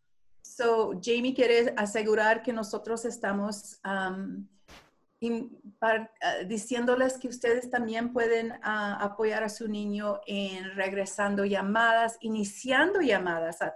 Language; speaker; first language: Spanish; non-native, learner; English